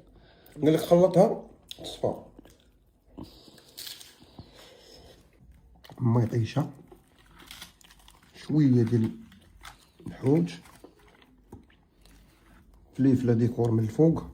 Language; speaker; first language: Arabic; native; Arabic